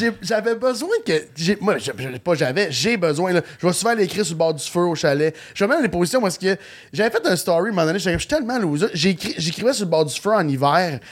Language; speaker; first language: French; native; French